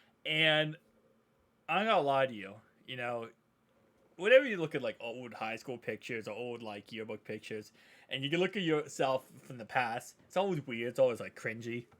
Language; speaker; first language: English; native; English